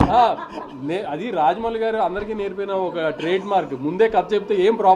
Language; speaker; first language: Telugu; native; Telugu